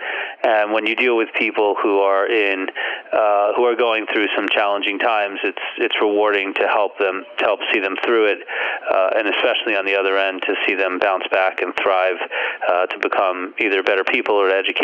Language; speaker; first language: English; native; English